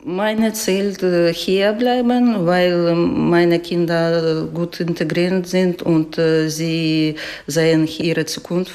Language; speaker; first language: German; non-native, learner; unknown